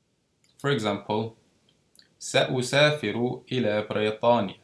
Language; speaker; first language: Arabic; non-native, fluent; English